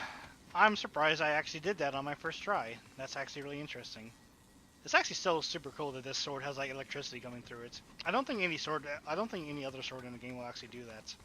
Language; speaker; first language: English; native; English